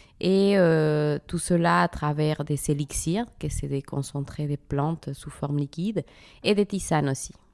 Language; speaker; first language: French; non-native, fluent; Spanish